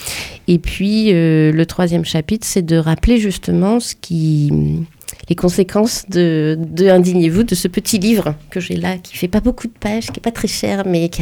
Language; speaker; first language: French; native; French